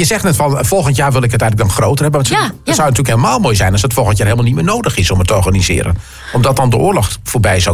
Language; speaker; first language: Dutch; native; Dutch